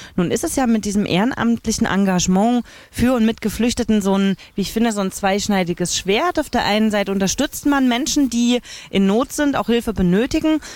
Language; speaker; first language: German; native; German